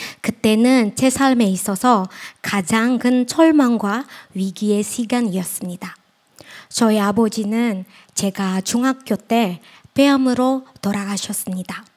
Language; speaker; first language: Korean; non-native, fluent; Indonesian